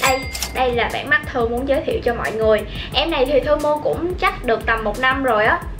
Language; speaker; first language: Vietnamese; native; Vietnamese